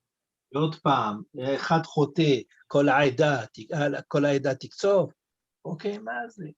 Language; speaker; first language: Hebrew; non-native, fluent; French